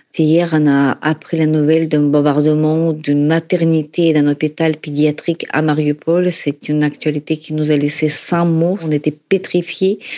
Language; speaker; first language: French; non-native, fluent; Ukrainian